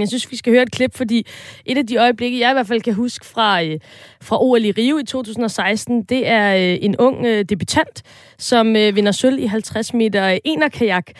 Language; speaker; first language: Danish; native; Danish